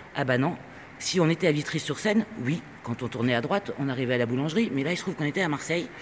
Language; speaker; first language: French; non-native, fluent; Spanish